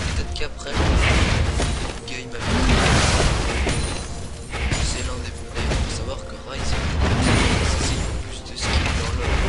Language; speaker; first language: French; native; French